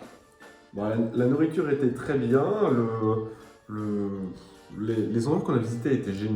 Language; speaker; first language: French; native; French